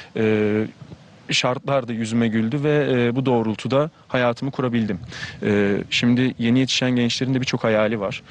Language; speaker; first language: Turkish; native; Turkish